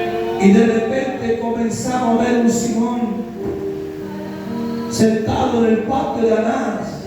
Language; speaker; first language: Spanish; native; Spanish